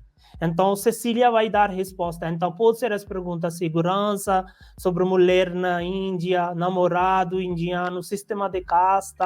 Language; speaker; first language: Portuguese; non-native, learner; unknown